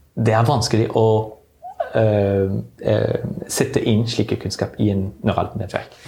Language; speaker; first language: Norwegian; non-native, fluent; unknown